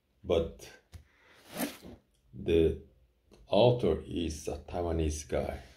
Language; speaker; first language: English; non-native, fluent; Portuguese